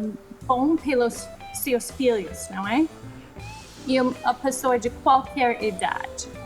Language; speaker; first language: Portuguese; non-native, fluent; English